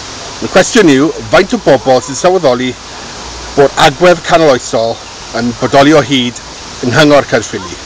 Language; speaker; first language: Welsh; non-native, local second language; English